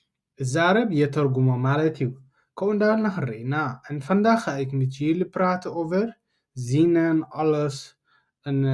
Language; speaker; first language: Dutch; non-native, learner; Tigrinya